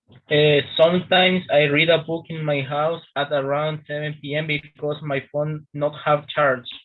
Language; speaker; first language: English; non-native, learner; Spanish